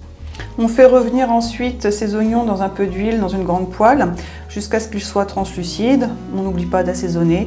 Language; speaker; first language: French; native; French